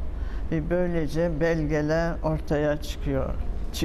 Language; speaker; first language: Turkish; non-native, fluent; French